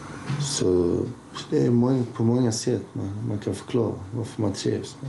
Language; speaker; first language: Swedish; early bilingual, other home language; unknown